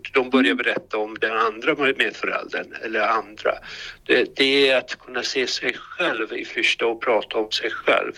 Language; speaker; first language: Swedish; non-native, fluent; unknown